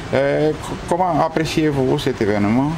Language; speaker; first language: French; non-native, fluent; Romanian